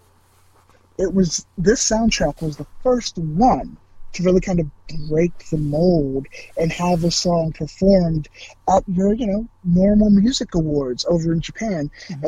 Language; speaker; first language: English; native; English